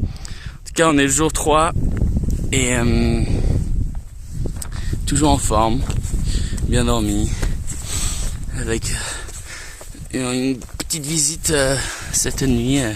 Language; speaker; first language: French; native; French